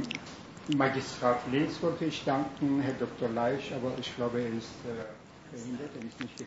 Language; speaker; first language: German; non-native, fluent; Persian